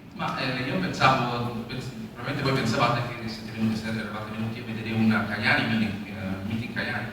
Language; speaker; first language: Italian; native; Italian